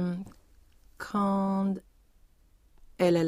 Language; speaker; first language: French; non-native, learner; Swedish